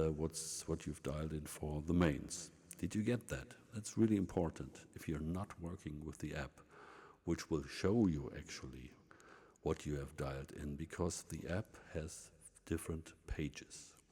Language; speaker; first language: English; non-native, fluent; German